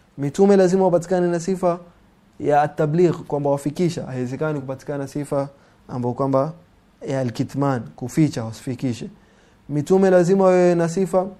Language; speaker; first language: Swahili; native; Swahili